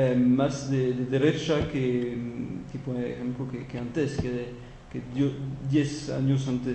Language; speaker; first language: Spanish; non-native, fluent; French